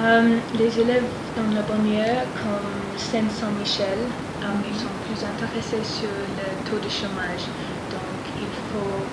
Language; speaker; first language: French; non-native, learner; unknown